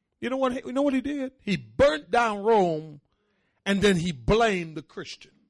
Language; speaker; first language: English; early bilingual, other home language; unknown